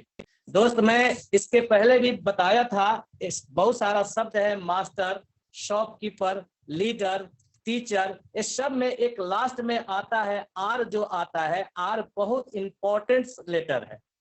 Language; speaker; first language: Hindi; native; Hindi